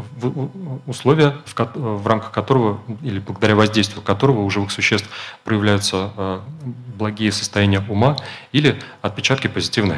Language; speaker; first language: Russian; native; Russian